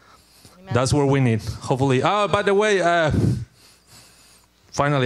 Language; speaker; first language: English; non-native, learner; Spanish